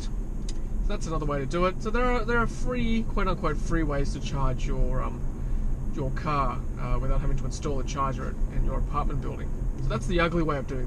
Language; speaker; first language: English; native; English